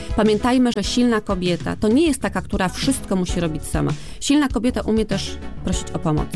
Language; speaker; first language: Polish; native; Polish